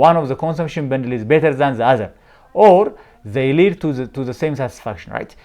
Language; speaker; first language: English; non-native, local second language; Amharic